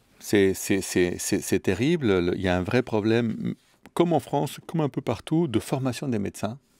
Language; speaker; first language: French; early bilingual, other home language; Spanish